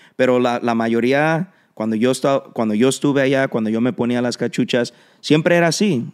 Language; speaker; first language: Spanish; early bilingual, heritage; Spanish